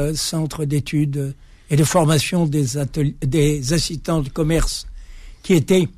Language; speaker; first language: French; native; French